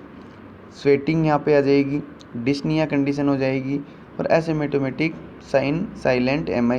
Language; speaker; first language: Hindi; native; Hindi